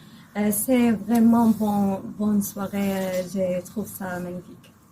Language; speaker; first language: French; non-native, learner; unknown